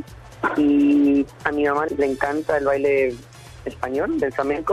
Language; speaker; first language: Spanish; early bilingual, heritage; Spanish